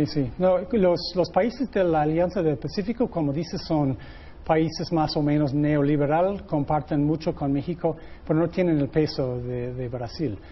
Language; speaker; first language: Spanish; non-native, fluent; English